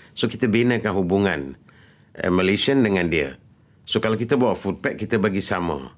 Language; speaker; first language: Malay; early bilingual, other home language; Rohingya